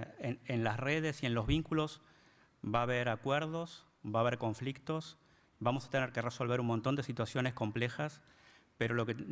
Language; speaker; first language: Spanish; native; Spanish